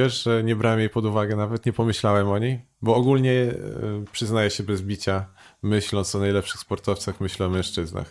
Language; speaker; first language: Polish; native; Polish